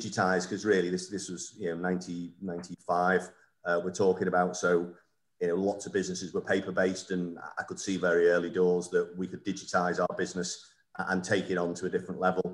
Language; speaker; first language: English; native; English